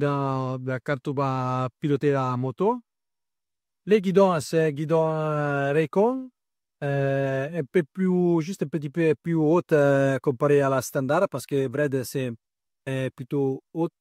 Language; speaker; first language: French; non-native, learner; Italian